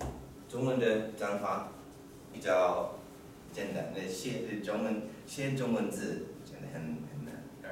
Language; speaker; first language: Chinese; non-native, fluent; English